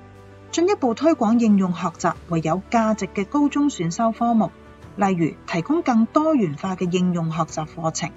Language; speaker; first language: Chinese; non-native, local second language; Cantonese